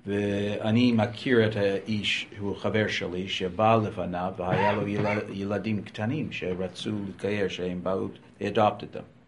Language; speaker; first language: Hebrew; non-native, fluent; English